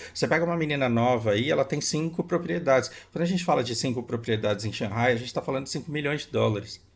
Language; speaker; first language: Portuguese; native; Portuguese